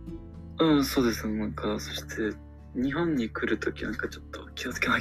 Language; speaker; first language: Japanese; non-native, fluent; French